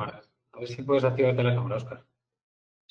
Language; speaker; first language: Spanish; native; Spanish